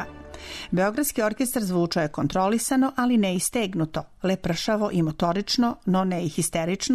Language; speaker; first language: Serbian; native; Serbian